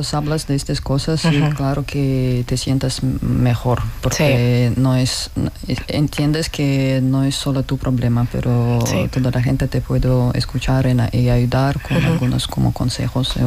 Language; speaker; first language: Spanish; non-native, learner; Russian